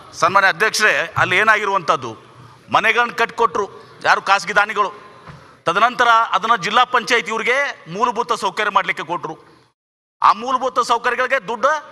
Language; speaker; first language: Kannada; native; Kannada